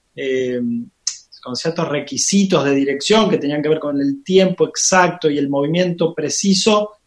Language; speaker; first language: Spanish; native; Spanish